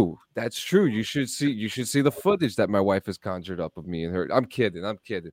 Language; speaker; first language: English; native; English